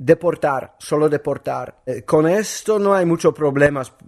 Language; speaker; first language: Spanish; non-native, learner; Polish